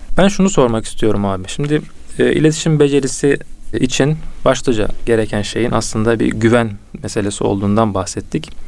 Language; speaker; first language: Turkish; native; Turkish